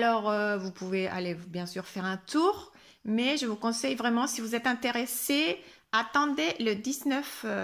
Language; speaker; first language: French; non-native, fluent; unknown